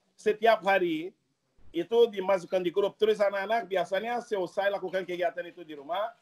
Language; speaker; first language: Indonesian; non-native, fluent; Portuguese